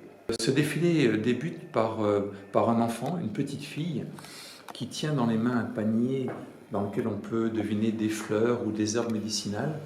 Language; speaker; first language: French; native; French